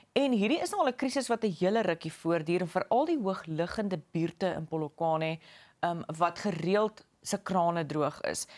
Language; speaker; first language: Afrikaans; native; Afrikaans